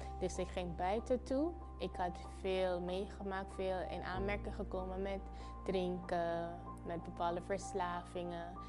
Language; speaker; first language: Dutch; non-native, local second language; Papiamento